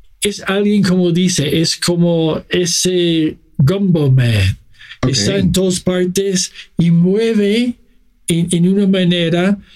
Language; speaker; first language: Spanish; non-native, fluent; English